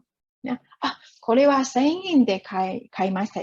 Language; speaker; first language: Japanese; non-native, fluent; Chinese